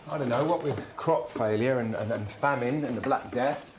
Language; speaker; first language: English; native; English